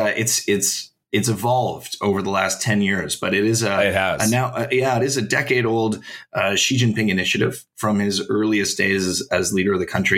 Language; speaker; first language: English; native; English